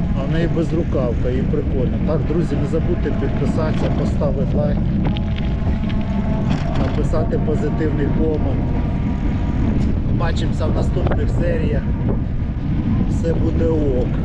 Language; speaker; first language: Ukrainian; native; Ukrainian